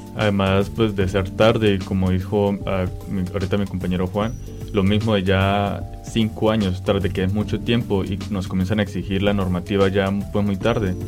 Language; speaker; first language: Spanish; native; Spanish